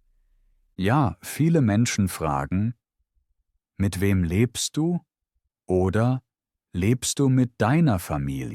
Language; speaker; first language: German; native; German